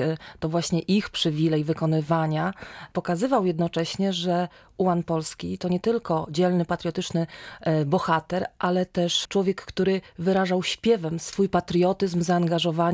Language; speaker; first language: Polish; native; Polish